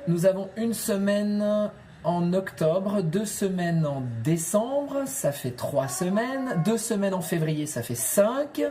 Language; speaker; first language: French; native; French